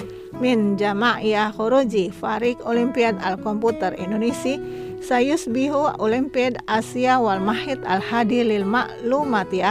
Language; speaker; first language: Arabic; non-native, fluent; Indonesian